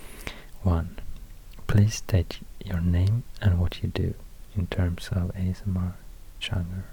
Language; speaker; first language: English; non-native, fluent; Swedish